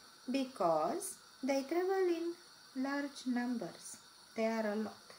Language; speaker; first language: English; non-native, fluent; Romanian